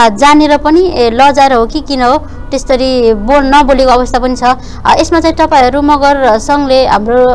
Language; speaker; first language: Nepali; non-native, local second language; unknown